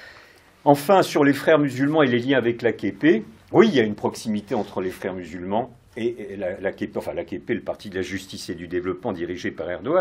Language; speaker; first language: French; native; French